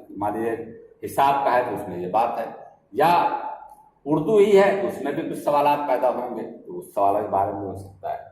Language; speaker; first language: Urdu; native; Urdu